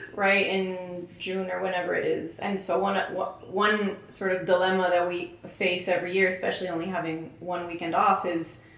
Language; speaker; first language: English; non-native, fluent; Portuguese